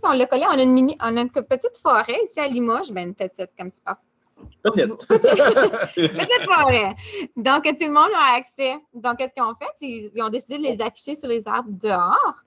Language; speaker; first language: French; native; French